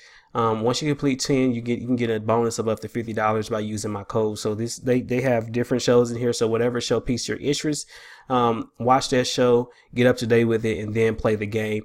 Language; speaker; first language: English; native; English